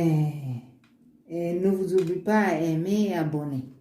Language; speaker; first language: French; non-native, learner; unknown